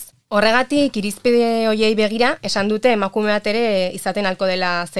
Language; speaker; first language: Basque; native; Basque